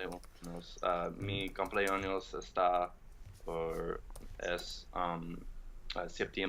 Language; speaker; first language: Spanish; non-native, learner; English